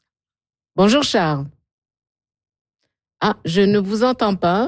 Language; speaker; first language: French; native; French